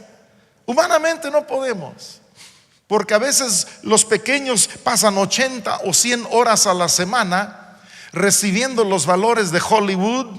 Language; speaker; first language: Spanish; non-native, local second language; English